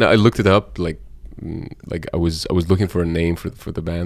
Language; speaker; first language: English; non-native, fluent; Persian